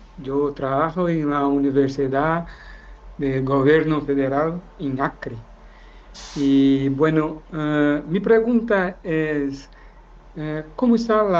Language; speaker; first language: Spanish; non-native, fluent; Portuguese